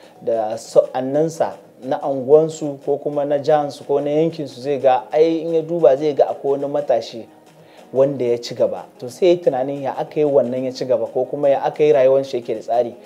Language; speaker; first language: Hausa; non-native, local second language; Fula